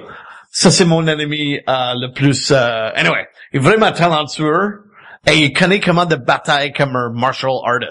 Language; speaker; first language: French; non-native, fluent; English